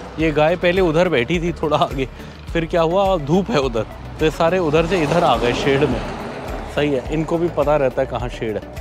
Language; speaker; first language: Hindi; non-native, local second language; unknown